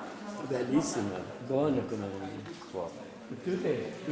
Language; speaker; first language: Italian; non-native, learner; English